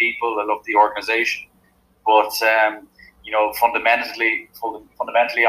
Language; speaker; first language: English; native; English